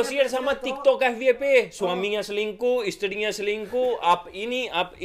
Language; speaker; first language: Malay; non-native, fluent; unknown